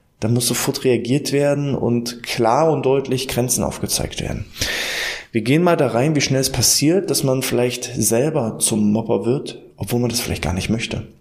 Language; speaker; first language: German; native; German